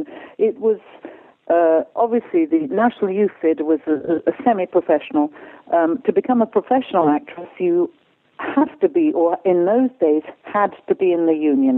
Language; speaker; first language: English; native; English